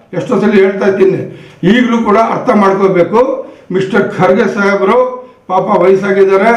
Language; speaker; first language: Kannada; non-native, local second language; Urdu